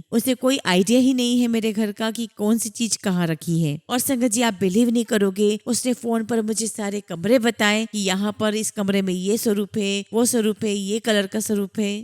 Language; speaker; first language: Hindi; native; Hindi